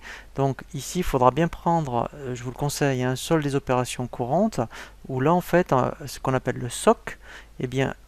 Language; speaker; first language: French; native; French